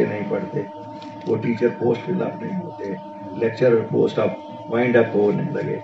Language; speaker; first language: Hindi; non-native, local second language; Kashmiri